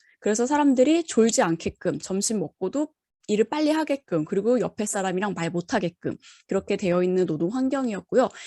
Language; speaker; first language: Korean; native; Korean